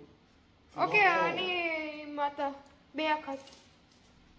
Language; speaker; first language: Hebrew; non-native, learner; Gujarati